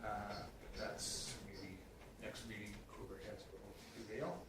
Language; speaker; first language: English; native; English